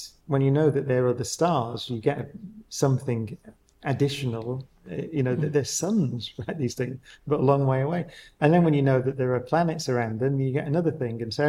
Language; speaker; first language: English; native; English